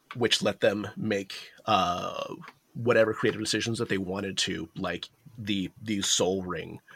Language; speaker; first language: English; early bilingual, other home language; Japanese